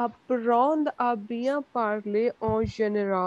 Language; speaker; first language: French; non-native, learner; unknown